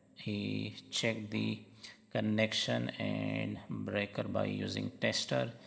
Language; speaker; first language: English; non-native, local second language; Urdu